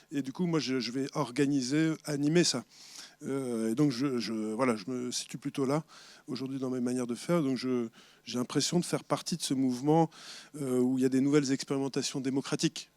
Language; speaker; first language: French; native; French